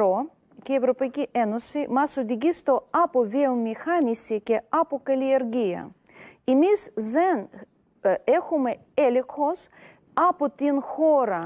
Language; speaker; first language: Greek; non-native, learner; Russian